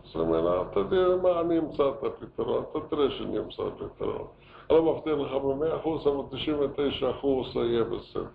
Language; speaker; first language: Hebrew; non-native, fluent; Yiddish